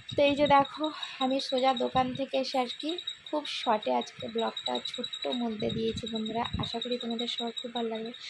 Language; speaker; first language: Bangla; non-native, local second language; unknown